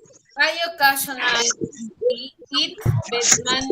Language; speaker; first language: English; non-native, learner; Spanish